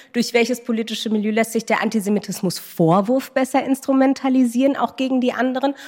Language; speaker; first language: German; native; German